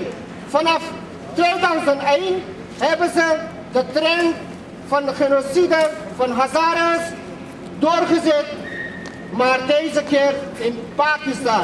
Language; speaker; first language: Dutch; non-native, fluent; Persian